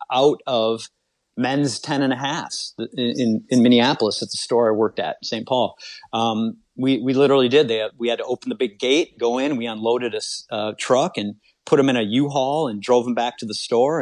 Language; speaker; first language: English; native; English